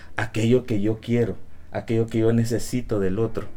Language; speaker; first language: Spanish; native; Spanish